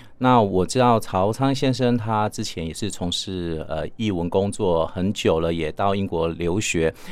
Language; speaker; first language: Chinese; native; Chinese